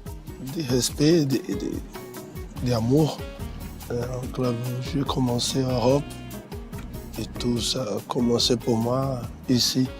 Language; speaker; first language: French; non-native, fluent; Portuguese